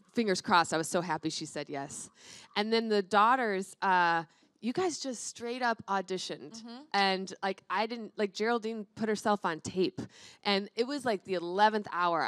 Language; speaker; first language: English; native; English